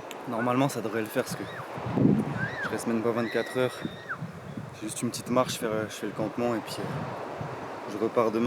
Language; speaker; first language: French; native; French